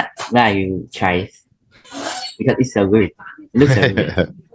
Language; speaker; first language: English; non-native, learner; Vietnamese